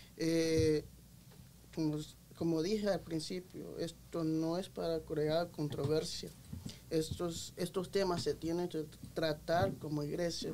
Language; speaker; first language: Spanish; early bilingual, heritage; Spanish